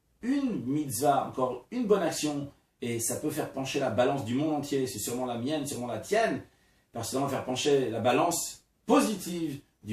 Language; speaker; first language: French; native; French